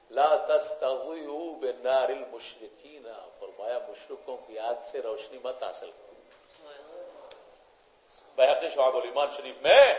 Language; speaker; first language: Urdu; non-native, local second language; Punjabi